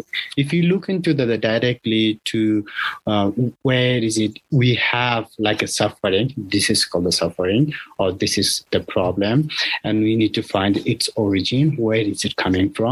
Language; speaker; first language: English; non-native, local second language; Bangla